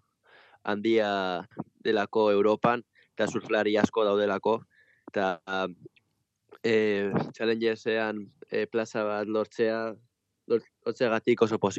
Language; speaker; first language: Basque; non-native, local second language; Spanish